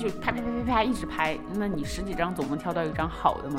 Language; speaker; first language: Chinese; native; Chinese